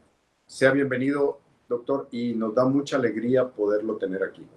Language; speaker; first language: Spanish; native; Spanish